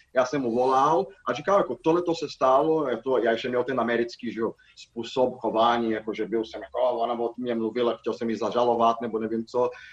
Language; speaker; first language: Czech; non-native, fluent; Portuguese